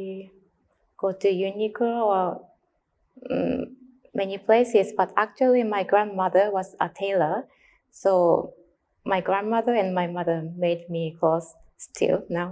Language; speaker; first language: English; non-native, learner; Japanese